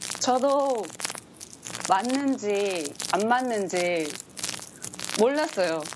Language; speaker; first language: Korean; non-native, learner; Japanese